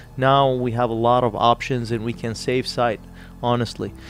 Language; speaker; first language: English; non-native, fluent; Arabic